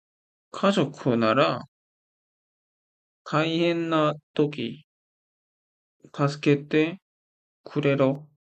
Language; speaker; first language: Japanese; non-native, learner; Korean